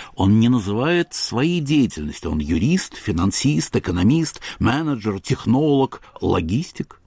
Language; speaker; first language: Russian; native; Russian